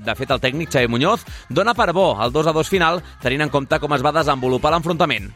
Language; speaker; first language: Catalan; native; Catalan